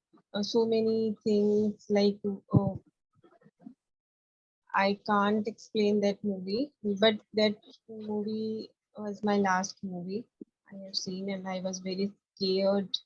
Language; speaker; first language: English; non-native, learner; Hindi